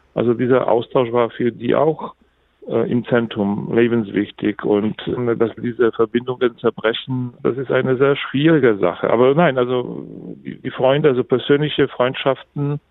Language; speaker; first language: German; non-native, fluent; Polish